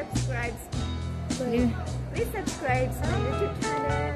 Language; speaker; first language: English; non-native, local second language; Filipino